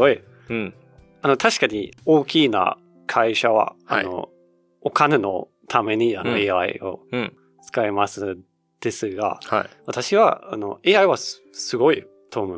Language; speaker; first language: Japanese; non-native, learner; Danish